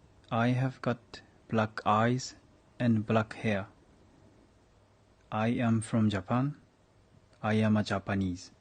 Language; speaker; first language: English; non-native, learner; Japanese